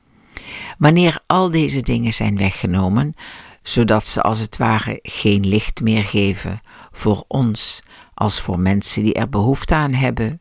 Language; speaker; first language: Dutch; native; Dutch